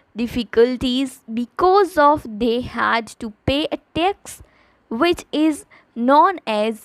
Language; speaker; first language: English; non-native, local second language; Gujarati